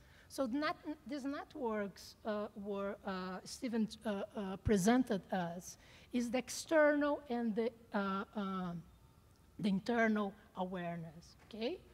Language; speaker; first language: English; non-native, fluent; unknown